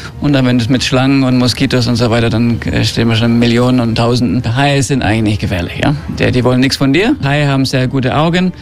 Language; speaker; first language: German; early bilingual, heritage; German